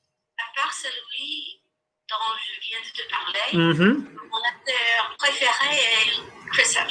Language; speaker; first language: French; non-native, learner; English